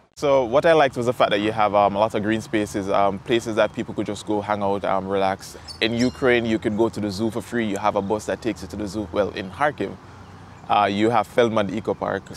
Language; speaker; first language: English; native; English